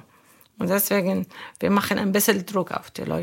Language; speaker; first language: German; non-native, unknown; Arabic